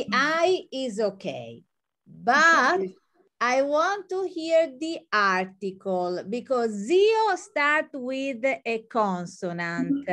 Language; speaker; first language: English; non-native, fluent; Italian